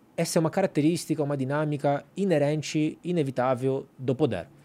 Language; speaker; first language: Portuguese; non-native, fluent; Italian